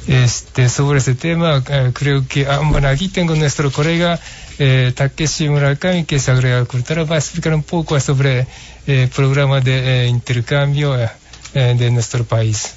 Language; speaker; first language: Spanish; non-native, fluent; Japanese